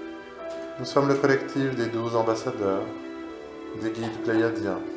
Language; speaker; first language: French; native; French